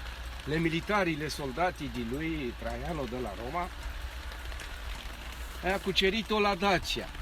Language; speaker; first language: Italian; non-native, learner; Romanian